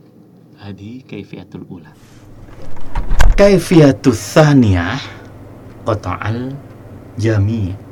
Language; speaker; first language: Arabic; non-native, fluent; Indonesian